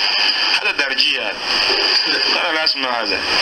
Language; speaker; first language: Arabic; non-native, learner; Soninke